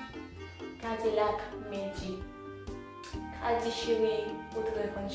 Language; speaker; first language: French; non-native, local second language; Haitian Creole